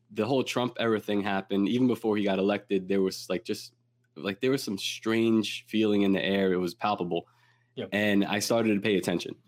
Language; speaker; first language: English; native; English